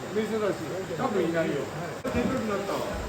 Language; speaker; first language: Japanese; native; Japanese